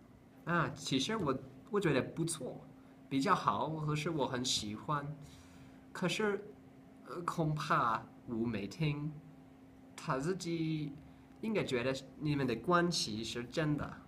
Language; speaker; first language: Chinese; non-native, learner; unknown